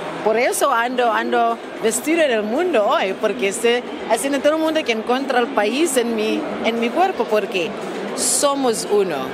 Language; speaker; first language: Spanish; non-native, fluent; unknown